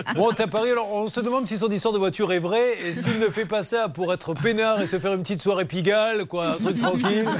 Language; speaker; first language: French; native; French